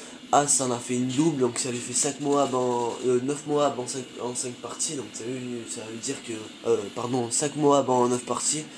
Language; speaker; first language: French; native; French